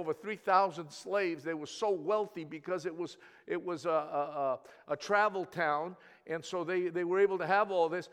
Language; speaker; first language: English; early bilingual, other home language; Greek